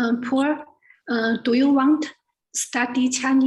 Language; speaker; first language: English; non-native, learner; Chinese